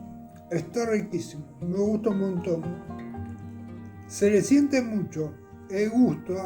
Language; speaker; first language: Spanish; native; Spanish